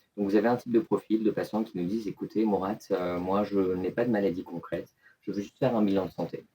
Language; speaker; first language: French; early bilingual, other home language; Turkish